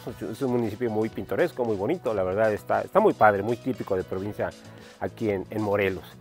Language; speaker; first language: Spanish; native; Spanish